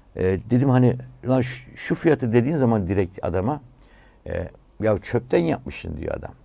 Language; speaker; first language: Turkish; native; Turkish